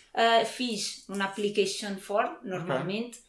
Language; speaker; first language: Portuguese; non-native, fluent; Italian